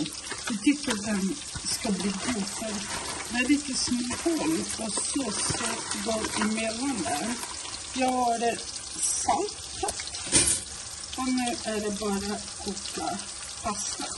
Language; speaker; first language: Swedish; non-native, fluent; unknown